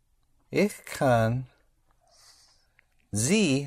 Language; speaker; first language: German; non-native, learner; English